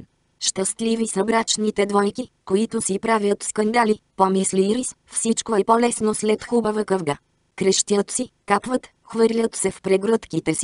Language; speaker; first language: Bulgarian; native; Bulgarian